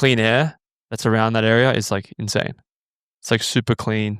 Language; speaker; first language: English; native; English